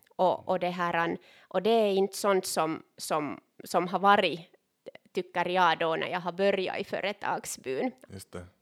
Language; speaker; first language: Swedish; non-native, local second language; Finnish